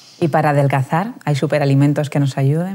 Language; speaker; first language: Spanish; native; Spanish